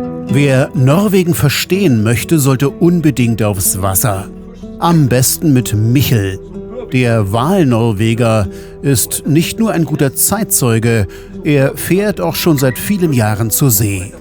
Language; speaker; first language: German; native; German